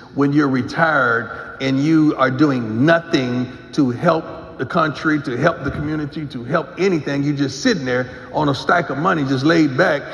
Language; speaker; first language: English; native; English